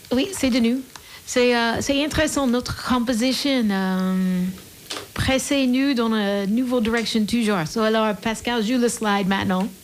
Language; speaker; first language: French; non-native, learner; English